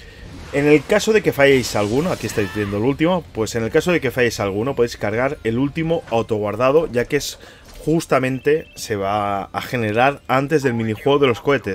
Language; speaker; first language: Spanish; native; Spanish